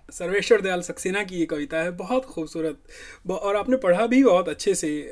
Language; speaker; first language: Hindi; native; Hindi